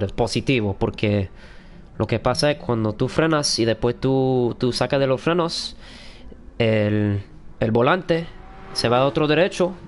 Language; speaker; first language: Spanish; early bilingual, heritage; Spanish